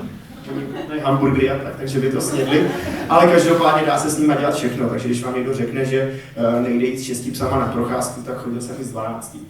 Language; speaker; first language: Czech; native; Czech